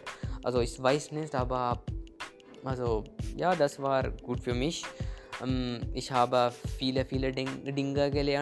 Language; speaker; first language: German; non-native, learner; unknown